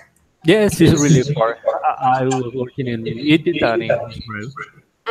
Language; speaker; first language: English; non-native, learner; Spanish